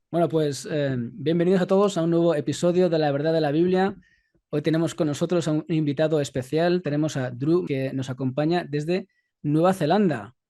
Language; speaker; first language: Spanish; native; Spanish